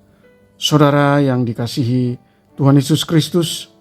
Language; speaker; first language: Indonesian; native; Indonesian